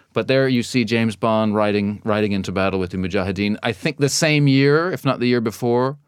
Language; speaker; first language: English; native; English